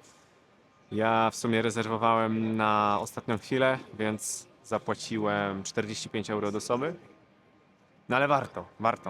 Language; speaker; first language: Polish; native; Polish